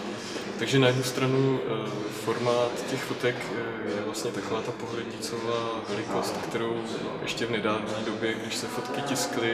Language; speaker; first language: Czech; native; Czech